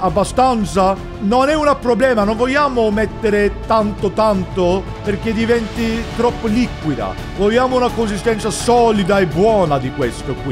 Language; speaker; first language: Italian; non-native, learner; English